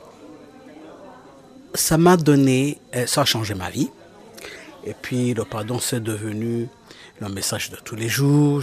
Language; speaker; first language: French; non-native, local second language; Kinyarwanda